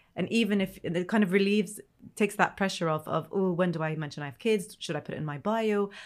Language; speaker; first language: English; non-native, fluent; Arabic